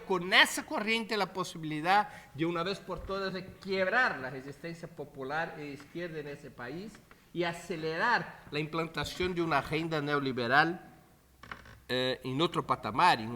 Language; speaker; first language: Spanish; non-native, fluent; Portuguese